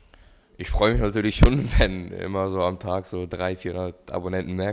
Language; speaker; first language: German; native; German